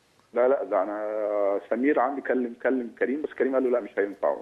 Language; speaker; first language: Arabic; native; Arabic